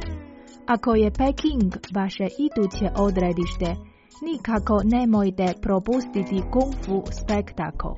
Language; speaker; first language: Croatian; native; Croatian